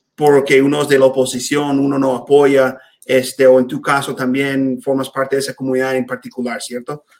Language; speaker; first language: Spanish; non-native, fluent; English